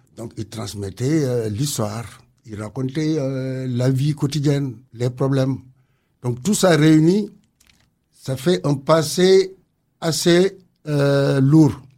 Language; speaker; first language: French; non-native, local second language; Wolof